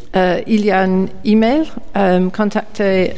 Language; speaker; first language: French; non-native, learner; English